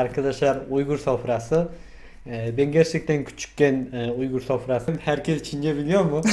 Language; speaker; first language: Turkish; non-native, fluent; Mongolian